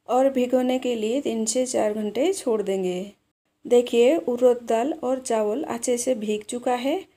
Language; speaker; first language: Hindi; native; Hindi